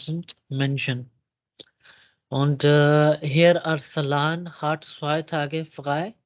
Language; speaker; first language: German; non-native, fluent; Urdu